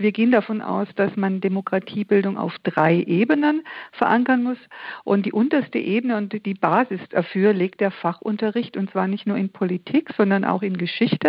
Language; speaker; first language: German; native; German